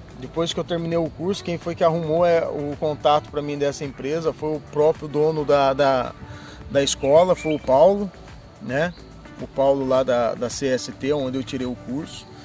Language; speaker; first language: Portuguese; native; Portuguese